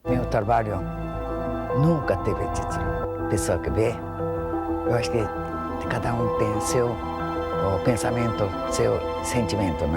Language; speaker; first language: Portuguese; non-native, fluent; Japanese